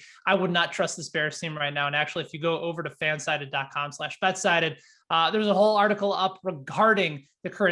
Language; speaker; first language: English; native; English